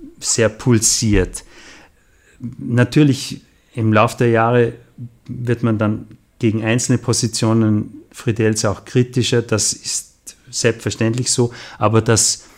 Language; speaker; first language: German; native; German